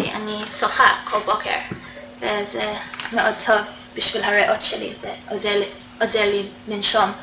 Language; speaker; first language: Hebrew; non-native, fluent; English